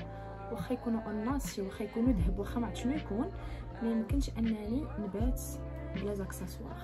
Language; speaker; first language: Arabic; native; Arabic